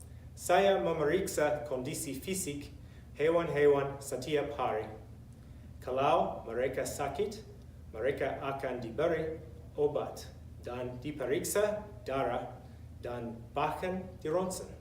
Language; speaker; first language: Indonesian; non-native, learner; English